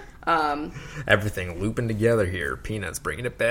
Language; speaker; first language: English; native; English